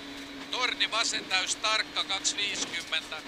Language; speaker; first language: Finnish; native; Finnish